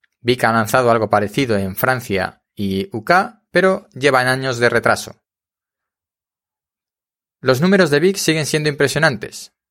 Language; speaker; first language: Spanish; native; Spanish